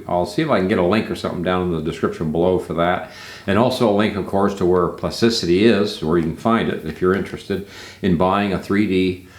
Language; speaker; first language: English; native; English